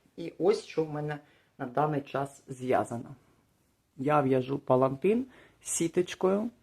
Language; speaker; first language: Ukrainian; non-native, local second language; Russian